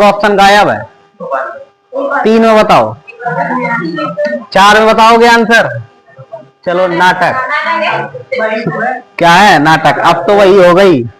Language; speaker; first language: Hindi; native; Hindi